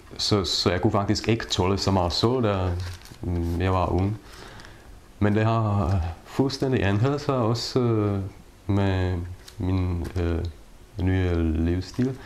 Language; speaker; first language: Danish; non-native, fluent; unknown